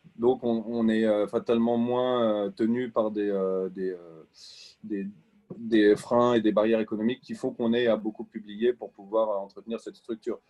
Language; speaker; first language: French; native; French